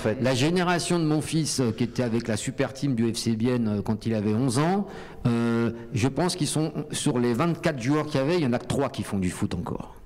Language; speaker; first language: French; native; French